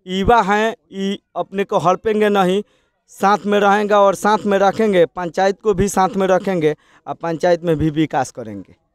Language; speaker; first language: Hindi; native; Hindi